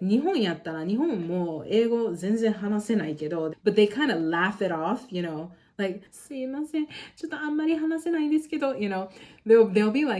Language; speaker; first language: Japanese; non-native, local second language; English